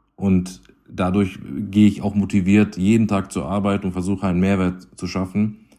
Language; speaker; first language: German; native; German